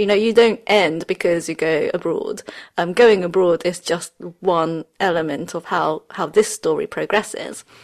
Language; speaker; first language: English; early bilingual, other home language; Japanese